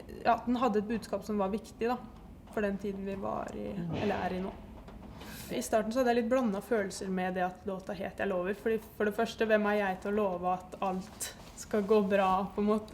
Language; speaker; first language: Norwegian; native; Norwegian